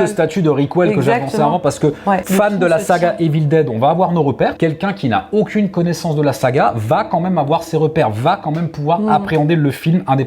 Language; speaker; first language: French; native; French